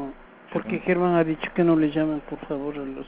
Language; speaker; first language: Spanish; native; Spanish